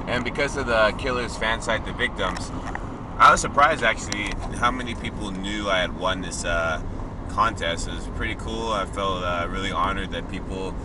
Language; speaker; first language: English; native; English